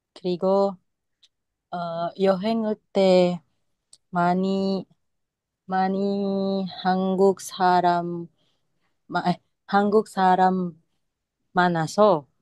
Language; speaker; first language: Korean; non-native, learner; Indonesian